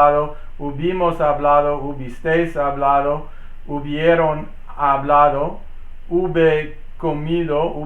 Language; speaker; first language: Spanish; non-native, learner; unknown